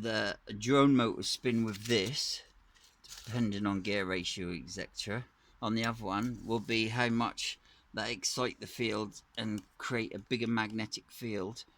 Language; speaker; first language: English; native; English